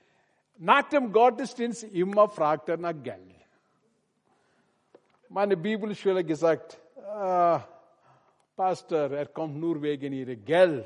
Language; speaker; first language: German; non-native, learner; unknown